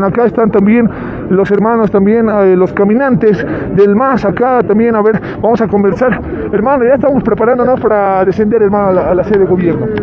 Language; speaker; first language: Spanish; native; Spanish